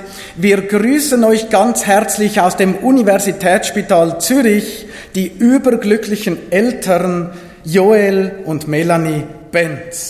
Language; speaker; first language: German; native; German